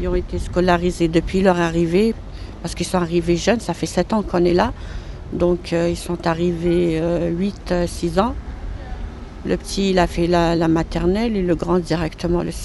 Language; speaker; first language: French; non-native, local second language; Arabic